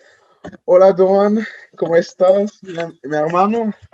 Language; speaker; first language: Spanish; non-native, learner; French